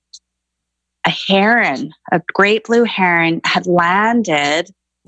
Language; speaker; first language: English; native; English